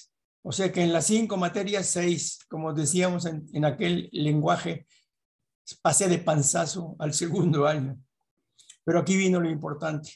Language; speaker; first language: Spanish; native; Spanish